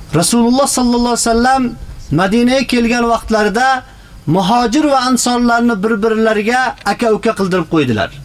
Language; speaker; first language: Uzbek; native; Uzbek